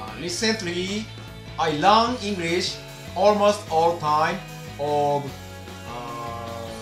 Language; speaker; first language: English; non-native, learner; Japanese